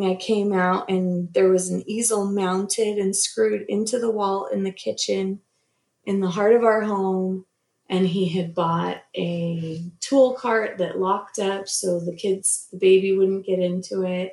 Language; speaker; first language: English; native; English